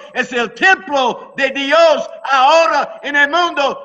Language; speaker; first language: Spanish; non-native, learner; English